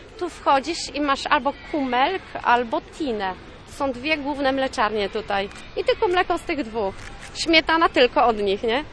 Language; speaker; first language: Polish; native; Polish